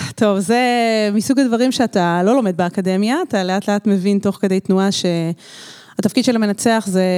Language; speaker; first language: Hebrew; native; Hebrew